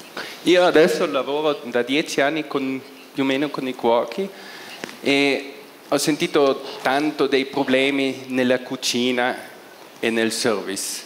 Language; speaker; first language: Italian; non-native, local second language; German